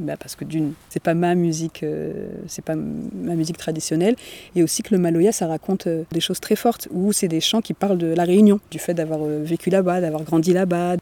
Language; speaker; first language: French; native; French